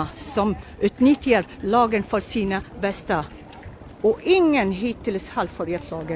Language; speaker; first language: Swedish; non-native, local second language; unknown